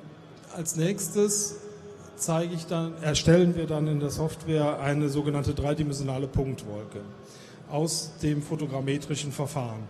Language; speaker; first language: German; native; German